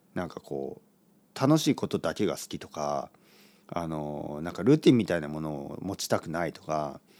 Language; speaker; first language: Japanese; native; Japanese